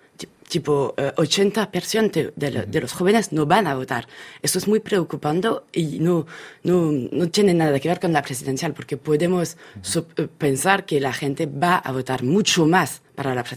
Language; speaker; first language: Spanish; non-native, fluent; French